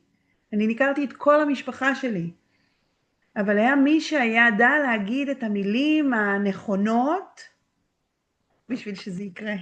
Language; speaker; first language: Hebrew; native; Hebrew